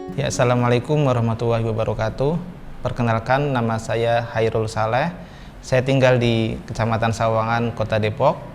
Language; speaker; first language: Indonesian; native; Indonesian